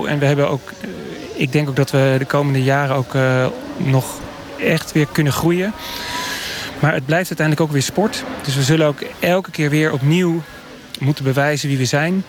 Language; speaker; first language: Dutch; native; Dutch